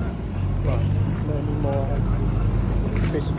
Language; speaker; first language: English; non-native, learner; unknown